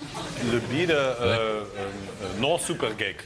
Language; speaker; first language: French; non-native, learner; German